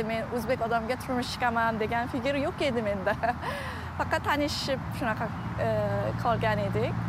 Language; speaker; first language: Uzbek; non-native, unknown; Korean